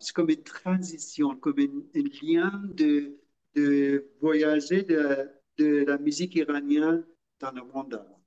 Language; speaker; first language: French; non-native, fluent; Persian